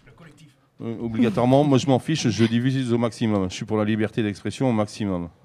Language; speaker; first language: French; native; French